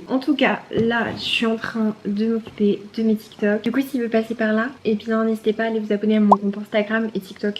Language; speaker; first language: French; native; French